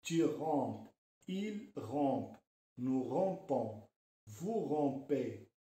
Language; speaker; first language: French; non-native, local second language; Arabic